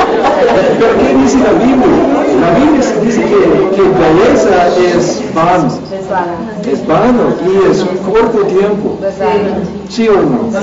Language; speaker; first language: Spanish; non-native, learner; English